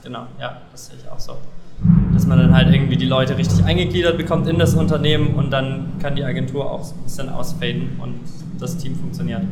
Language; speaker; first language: German; native; German